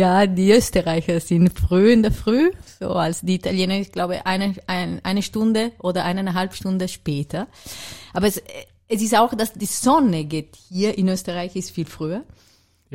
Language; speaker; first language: German; non-native, learner; Italian